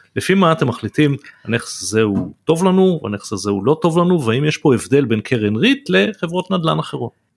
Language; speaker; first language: Hebrew; native; Hebrew